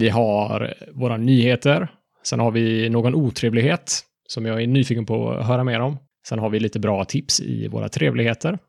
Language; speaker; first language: Swedish; native; Swedish